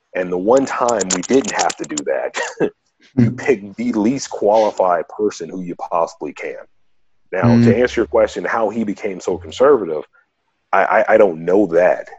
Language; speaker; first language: English; native; English